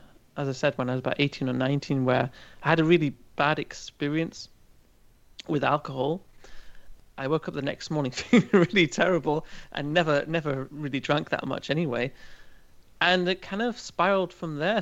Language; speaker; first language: English; native; English